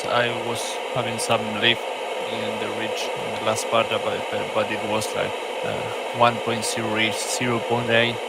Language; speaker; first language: English; non-native, fluent; Spanish